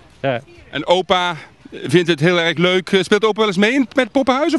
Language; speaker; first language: Dutch; native; Dutch